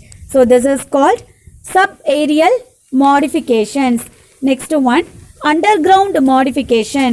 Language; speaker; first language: English; non-native, local second language; Tamil